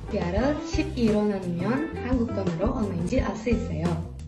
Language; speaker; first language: Korean; non-native, fluent; Indonesian